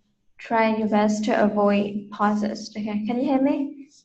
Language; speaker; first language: English; non-native, fluent; Vietnamese